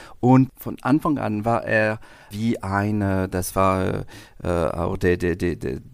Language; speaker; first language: German; non-native, learner; French